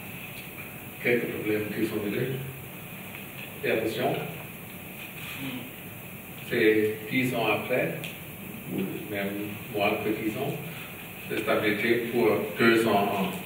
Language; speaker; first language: French; non-native, learner; German